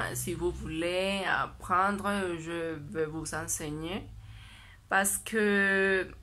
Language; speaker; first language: French; non-native, learner; Spanish